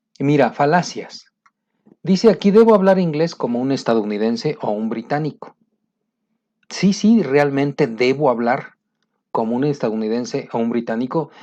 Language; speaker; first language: Spanish; native; Spanish